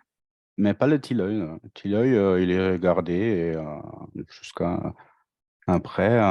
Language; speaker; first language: French; non-native, fluent; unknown